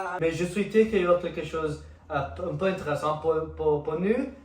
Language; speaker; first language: French; non-native, learner; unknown